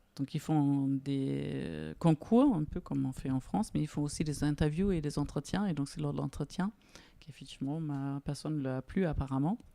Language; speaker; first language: French; non-native, fluent; German